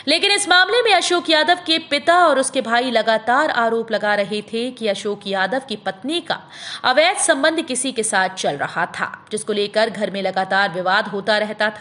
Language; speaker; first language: Hindi; native; Hindi